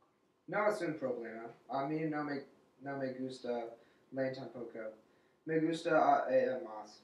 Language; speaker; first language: Spanish; non-native, learner; English